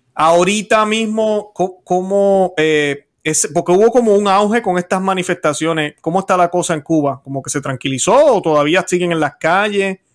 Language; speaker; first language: Spanish; native; Spanish